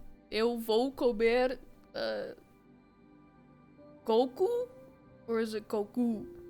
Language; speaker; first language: Portuguese; non-native, learner; English